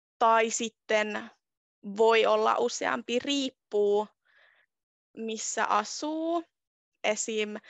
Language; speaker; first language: Finnish; native; Finnish